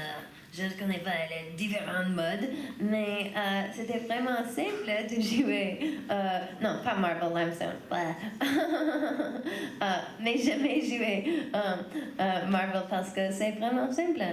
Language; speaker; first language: French; non-native, learner; English